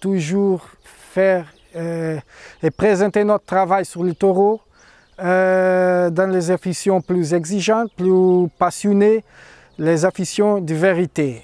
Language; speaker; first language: French; non-native, fluent; Portuguese